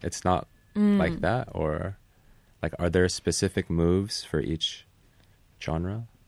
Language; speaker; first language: English; native; English